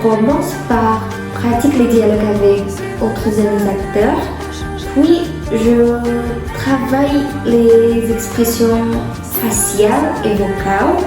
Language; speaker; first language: French; non-native, learner; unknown